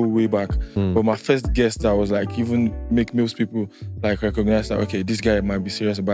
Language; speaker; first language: English; non-native, local second language; Yoruba